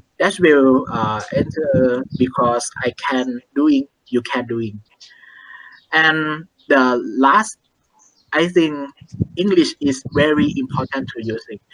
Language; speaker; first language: English; non-native, learner; Thai